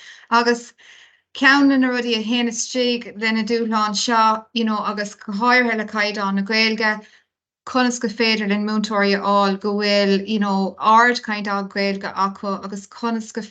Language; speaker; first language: Irish; non-native, local second language; English